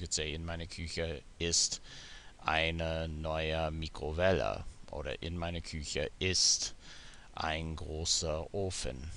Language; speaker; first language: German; non-native, fluent; English